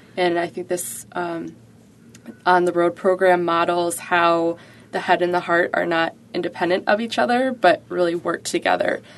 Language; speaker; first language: English; native; English